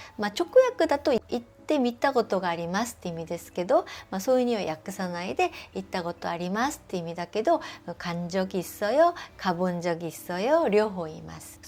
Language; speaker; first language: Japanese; non-native, fluent; Korean